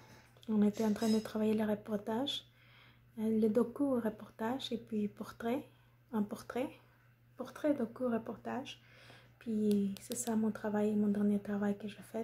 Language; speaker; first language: French; non-native, fluent; Spanish